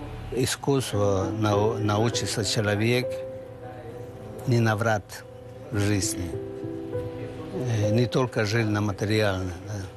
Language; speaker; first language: Russian; non-native, learner; Spanish